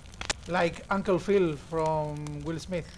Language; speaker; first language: English; non-native, learner; Spanish